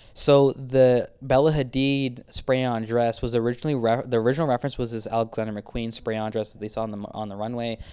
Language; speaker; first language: English; early bilingual, other home language; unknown